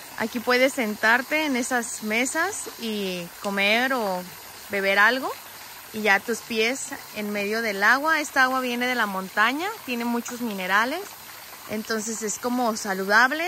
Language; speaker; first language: Spanish; native; Spanish